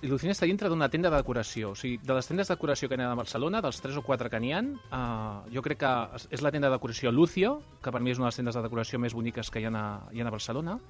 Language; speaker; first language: Catalan; non-native, local second language; Spanish